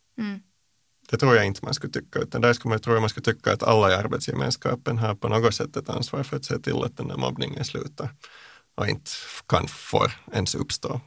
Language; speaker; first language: Swedish; native; Swedish